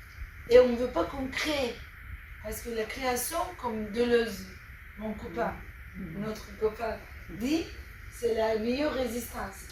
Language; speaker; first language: French; non-native, fluent; Turkish